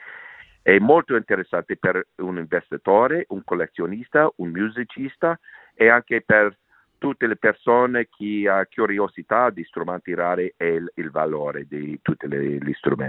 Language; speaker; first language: Italian; non-native, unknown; English